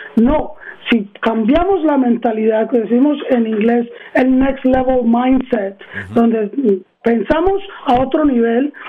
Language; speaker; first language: Spanish; early bilingual, heritage; Spanish